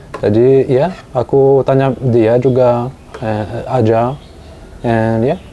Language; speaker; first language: Indonesian; non-native, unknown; French